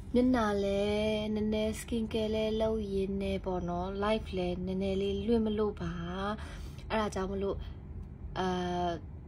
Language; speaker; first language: Burmese; native; Burmese